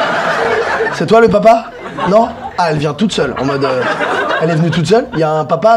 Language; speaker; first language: French; native; French